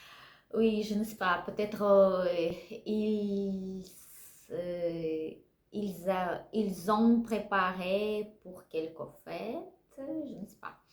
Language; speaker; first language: French; non-native, learner; Russian